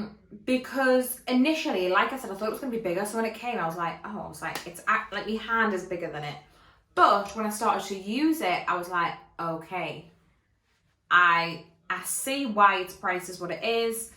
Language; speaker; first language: English; native; English